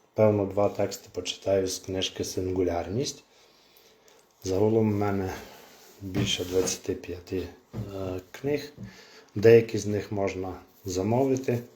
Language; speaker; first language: Ukrainian; native; Ukrainian